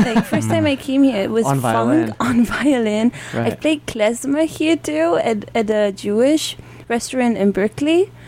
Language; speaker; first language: English; non-native, fluent; German